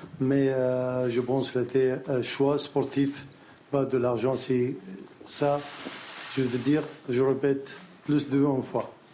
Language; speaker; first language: French; non-native, learner; Arabic